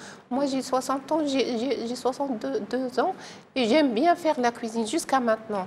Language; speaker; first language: French; non-native, learner; Arabic